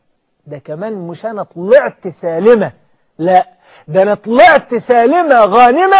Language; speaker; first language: Arabic; native; Arabic